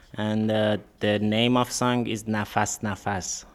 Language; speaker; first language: English; non-native, learner; Persian